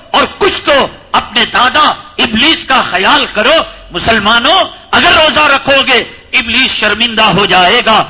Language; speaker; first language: Urdu; native; Urdu